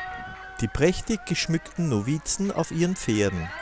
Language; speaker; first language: German; native; German